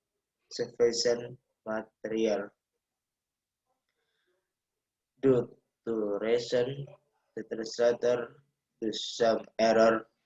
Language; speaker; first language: English; non-native, learner; Indonesian